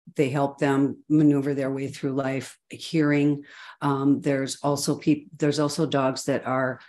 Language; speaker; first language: English; native; English